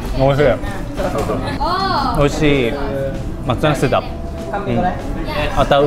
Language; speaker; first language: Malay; non-native, learner; Japanese